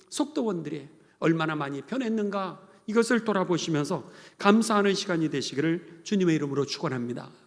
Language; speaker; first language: Korean; native; Korean